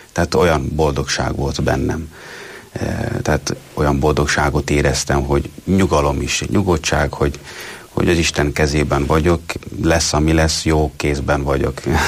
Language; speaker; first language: Hungarian; non-native, fluent; Italian